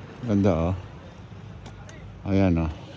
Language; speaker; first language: Filipino; native; Filipino